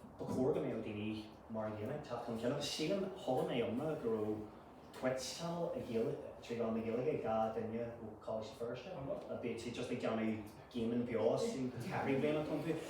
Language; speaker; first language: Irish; non-native, local second language; English